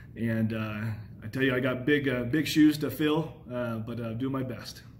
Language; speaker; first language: English; native; English